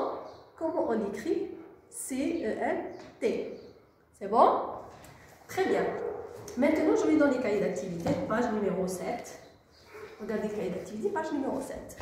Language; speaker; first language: French; non-native, local second language; Arabic